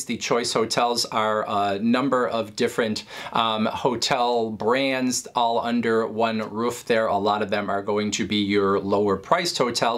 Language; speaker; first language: English; native; English